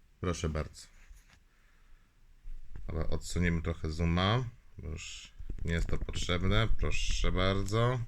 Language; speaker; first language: Polish; native; Polish